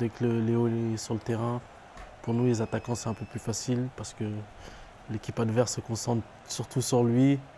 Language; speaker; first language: French; native; French